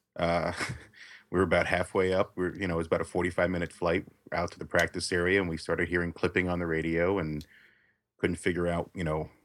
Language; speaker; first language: English; native; English